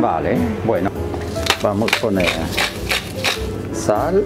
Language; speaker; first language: Spanish; non-native, learner; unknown